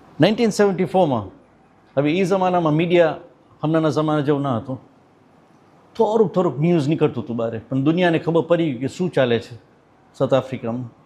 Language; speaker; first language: Gujarati; early bilingual, heritage; Gujarati